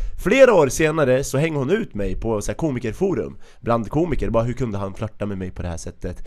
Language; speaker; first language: Swedish; early bilingual, other home language; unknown